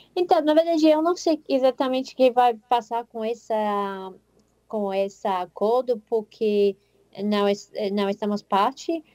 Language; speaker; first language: Portuguese; non-native, fluent; English